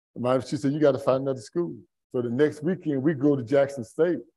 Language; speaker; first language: English; native; English